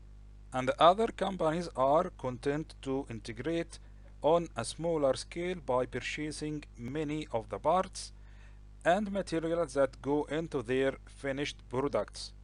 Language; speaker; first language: English; non-native, local second language; Arabic